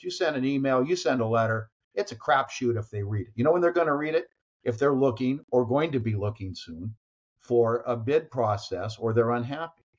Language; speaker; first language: English; native; English